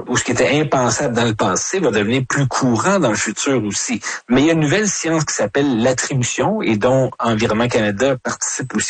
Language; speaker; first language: French; native; French